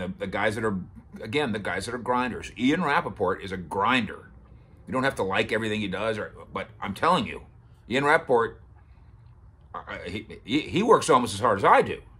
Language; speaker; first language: English; native; English